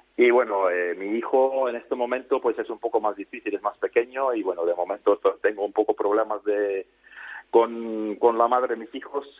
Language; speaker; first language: Spanish; non-native, fluent; Dutch